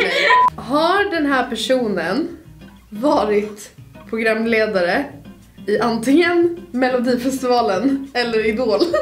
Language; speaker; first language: Swedish; native; Swedish